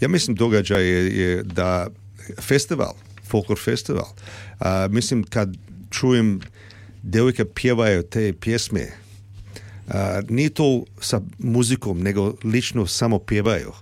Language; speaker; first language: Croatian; early bilingual, heritage; Serbian